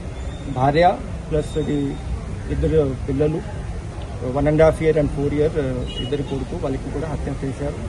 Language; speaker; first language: Telugu; non-native, learner; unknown